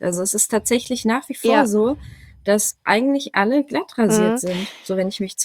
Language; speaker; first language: German; native; German